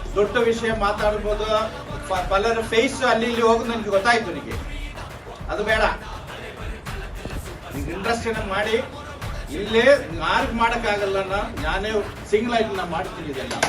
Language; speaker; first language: Kannada; non-native, learner; Malayalam